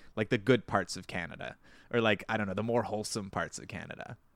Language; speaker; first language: English; native; English